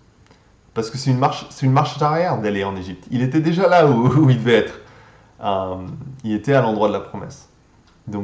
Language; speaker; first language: French; native; French